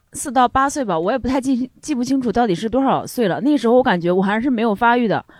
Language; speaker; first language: Chinese; native; Chinese